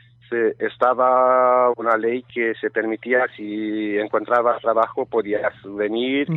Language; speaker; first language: Spanish; non-native, learner; Romanian